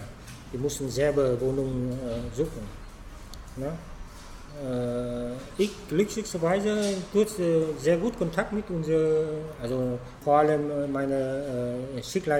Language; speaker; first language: German; non-native, fluent; Vietnamese